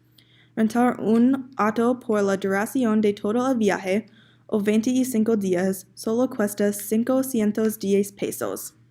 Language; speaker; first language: Spanish; non-native, learner; English